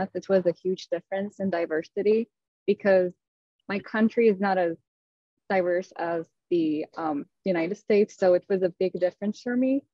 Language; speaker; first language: English; non-native, fluent; Turkish